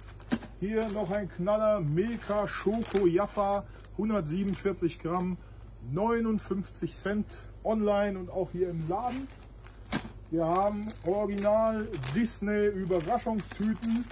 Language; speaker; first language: German; native; German